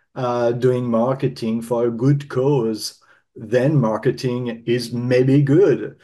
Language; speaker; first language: English; non-native, fluent; French